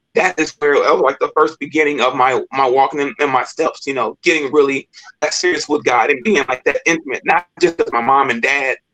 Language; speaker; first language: English; native; English